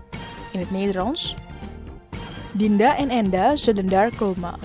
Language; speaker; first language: Dutch; non-native, learner; Indonesian